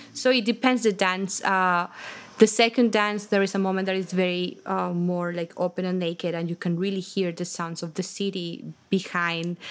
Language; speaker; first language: English; non-native, fluent; Spanish